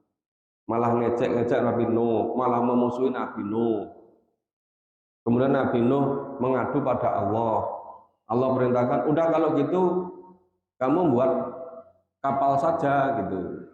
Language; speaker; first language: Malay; non-native, local second language; Javanese